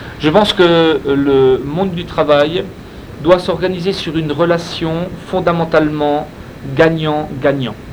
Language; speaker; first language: French; non-native, fluent; Spanish